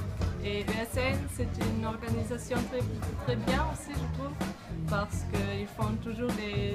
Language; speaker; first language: French; non-native, learner; German